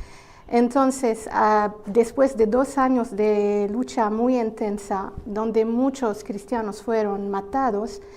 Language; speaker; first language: Spanish; non-native, fluent; Arabic